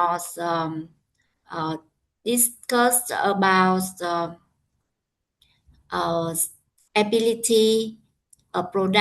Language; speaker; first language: English; non-native, learner; Vietnamese